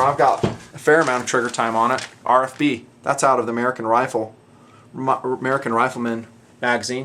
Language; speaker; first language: English; native; English